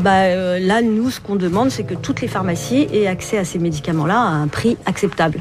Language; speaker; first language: French; native; French